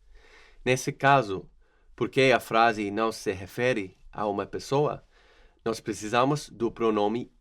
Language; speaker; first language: Portuguese; non-native, fluent; English